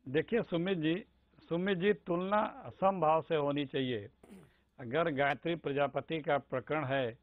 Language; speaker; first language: Hindi; native; Hindi